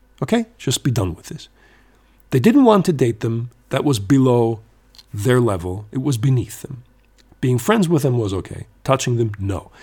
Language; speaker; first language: English; non-native, fluent; German